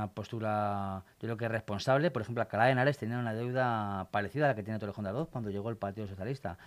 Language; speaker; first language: Spanish; native; Spanish